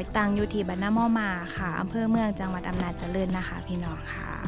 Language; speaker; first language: Thai; native; Thai